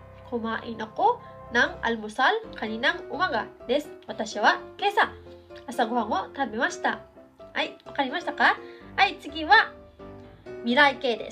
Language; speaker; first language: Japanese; non-native, fluent; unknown